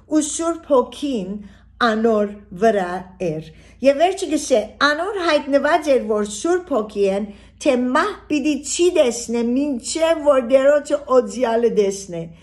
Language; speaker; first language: Armenian; early bilingual, heritage; Armenian